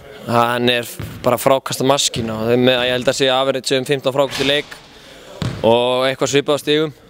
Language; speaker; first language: Icelandic; native; Icelandic